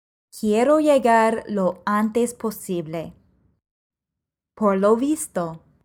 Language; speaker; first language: Spanish; non-native, fluent; English